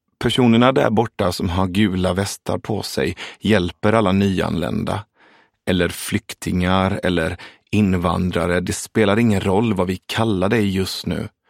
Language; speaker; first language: Swedish; early bilingual, other home language; Persian